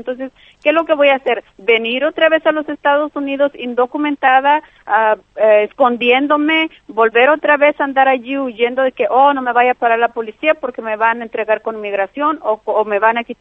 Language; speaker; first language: Spanish; native; Spanish